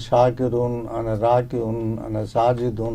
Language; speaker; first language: Arabic; non-native, fluent; Urdu